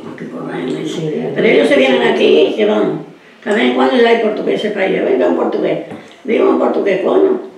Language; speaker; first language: Spanish; native; Spanish